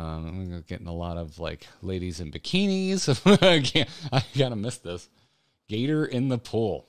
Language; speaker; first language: English; native; English